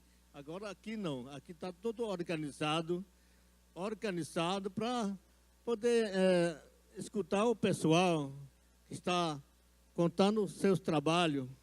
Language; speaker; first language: Portuguese; non-native, local second language; Yanomámi